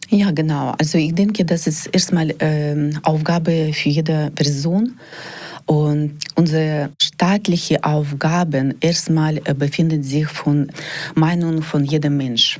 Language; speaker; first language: German; non-native, learner; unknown